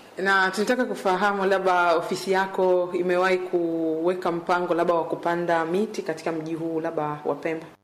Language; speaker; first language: Swahili; native; Swahili